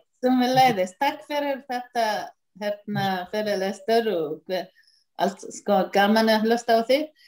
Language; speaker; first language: Icelandic; non-native, learner; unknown